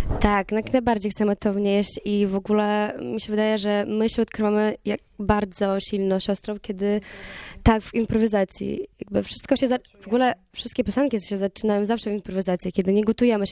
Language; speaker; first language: Polish; non-native, learner; Ukrainian